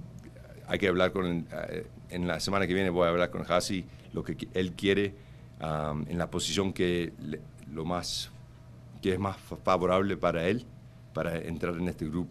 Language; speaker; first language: Spanish; early bilingual, heritage; Spanish